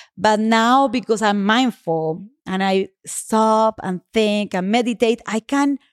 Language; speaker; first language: English; non-native, fluent; Spanish